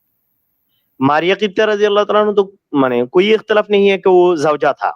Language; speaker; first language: Hindi; non-native, learner; Bangla